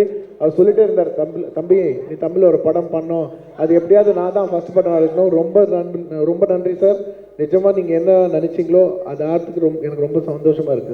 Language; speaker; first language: Tamil; non-native, local second language; Telugu